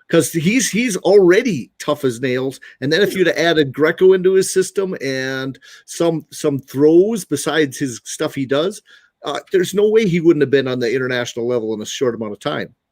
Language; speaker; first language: English; native; English